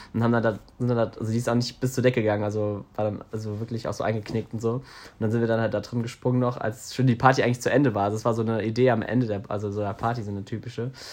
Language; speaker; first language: German; native; German